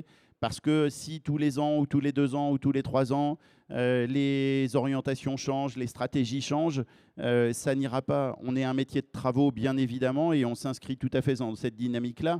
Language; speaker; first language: French; native; French